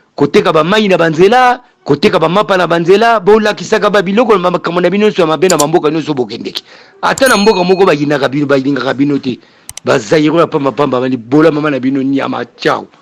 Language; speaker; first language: Lingala; native; Lingala